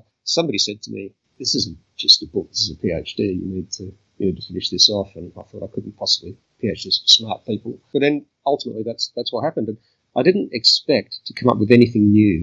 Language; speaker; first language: English; native; English